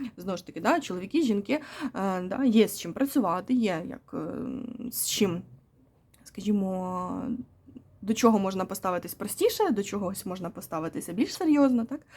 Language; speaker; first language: Ukrainian; non-native, local second language; Russian